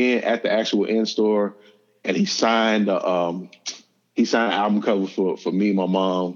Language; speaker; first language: English; native; English